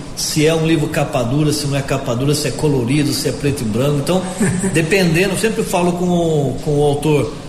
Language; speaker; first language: Portuguese; native; Portuguese